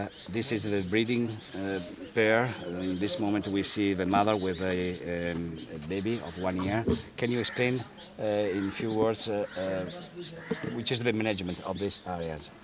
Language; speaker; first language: English; non-native, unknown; Italian